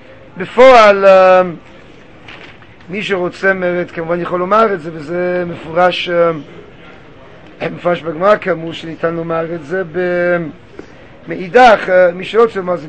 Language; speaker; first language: Hebrew; native; Hebrew